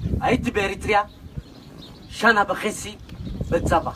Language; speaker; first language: Hebrew; non-native, learner; Tigrinya